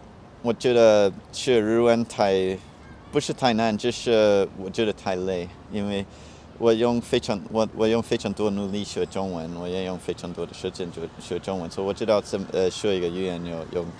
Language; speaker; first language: Chinese; non-native, learner; English